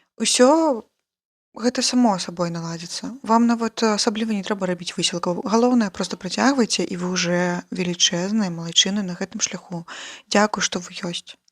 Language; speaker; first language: Belarusian; non-native, local second language; Russian